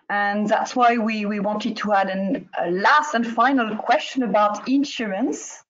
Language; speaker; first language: English; non-native, fluent; French